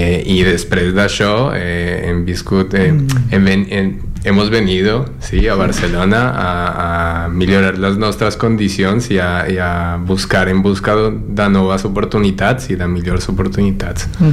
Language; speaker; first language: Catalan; non-native, learner; Spanish